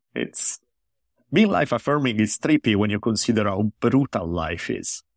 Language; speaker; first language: English; non-native, fluent; Italian